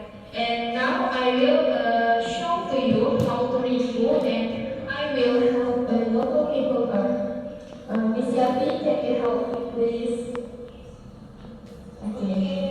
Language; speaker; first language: English; non-native, learner; Indonesian